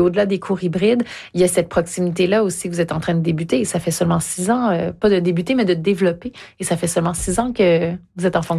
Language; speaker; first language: French; native; French